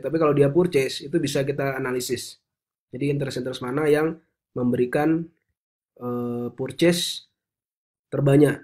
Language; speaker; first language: Indonesian; native; Indonesian